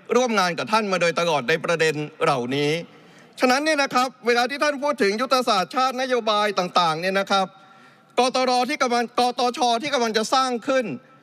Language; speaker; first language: Thai; native; Thai